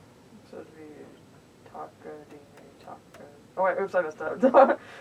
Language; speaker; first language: English; native; English